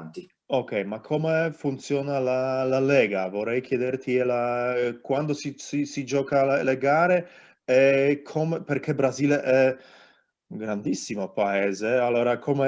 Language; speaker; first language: Italian; non-native, learner; Polish